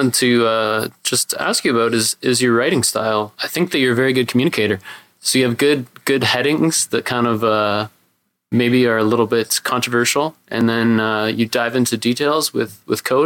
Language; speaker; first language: English; native; English